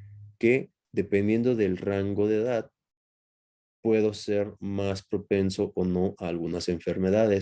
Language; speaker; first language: Spanish; native; Spanish